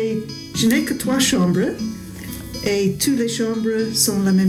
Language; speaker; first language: French; non-native, learner; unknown